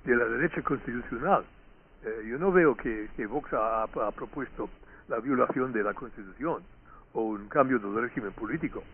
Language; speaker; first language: Spanish; non-native, fluent; English